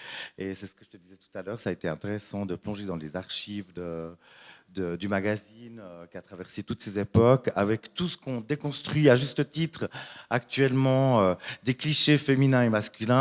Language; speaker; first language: French; native; French